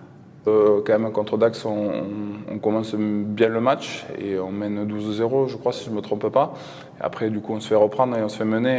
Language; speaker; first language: French; native; French